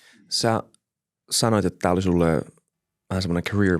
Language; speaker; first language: Finnish; native; Finnish